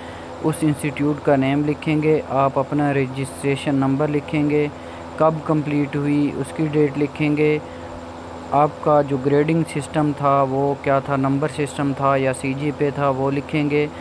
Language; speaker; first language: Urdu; non-native, local second language; Punjabi